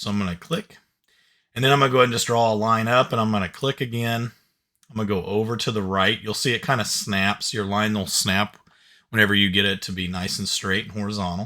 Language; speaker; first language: English; native; English